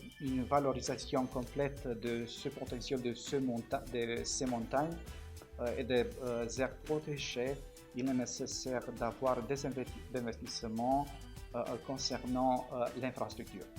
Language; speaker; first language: French; non-native, fluent; Romanian